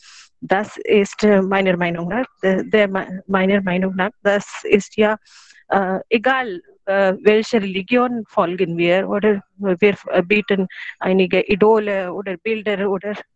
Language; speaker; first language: German; non-native, learner; Hindi